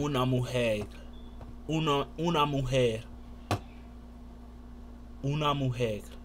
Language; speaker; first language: Spanish; non-native, learner; English